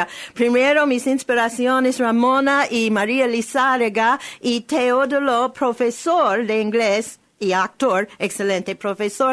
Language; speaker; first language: Spanish; non-native, learner; English